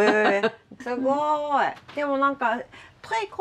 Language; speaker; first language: French; non-native, learner; Japanese